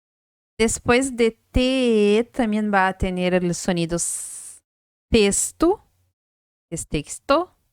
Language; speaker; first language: Spanish; non-native, fluent; Portuguese